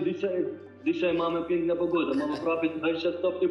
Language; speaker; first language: Polish; non-native, fluent; Arabic